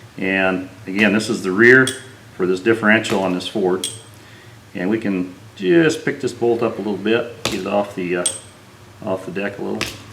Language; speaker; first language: English; native; English